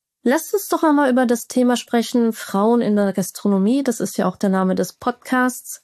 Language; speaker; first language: German; native; German